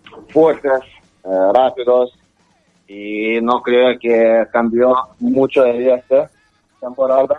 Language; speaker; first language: Spanish; non-native, learner; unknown